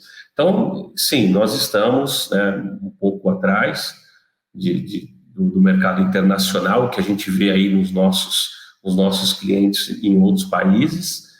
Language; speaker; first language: Portuguese; native; Portuguese